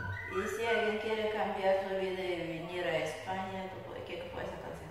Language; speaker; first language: Spanish; non-native, learner; Russian